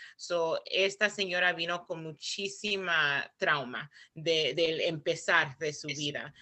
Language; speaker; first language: Spanish; early bilingual, heritage; Spanish